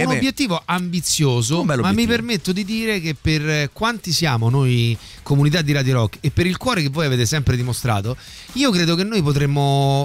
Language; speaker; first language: Italian; native; Italian